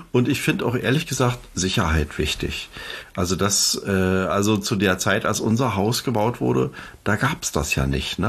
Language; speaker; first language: German; native; German